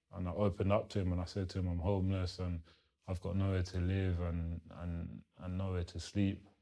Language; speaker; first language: English; early bilingual, other home language; Lingala